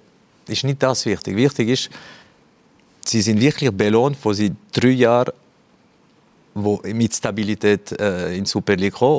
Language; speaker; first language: German; non-native, fluent; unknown